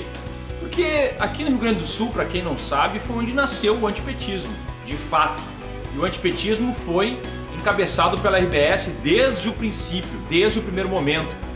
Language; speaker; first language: Portuguese; native; Portuguese